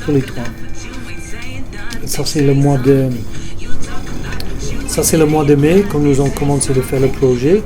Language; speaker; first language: French; non-native, fluent; English